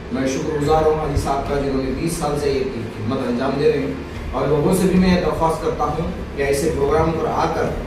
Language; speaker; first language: Hindi; non-native, local second language; Urdu